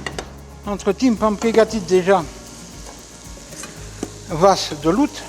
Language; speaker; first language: Romanian; non-native, fluent; French